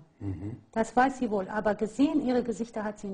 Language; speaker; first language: German; non-native, fluent; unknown